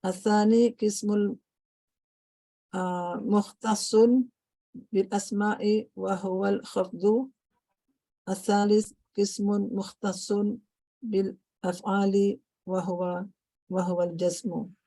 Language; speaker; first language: Arabic; non-native, learner; Indonesian